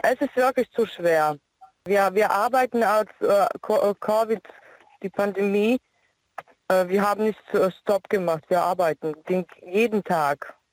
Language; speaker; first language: German; non-native, learner; Bosnian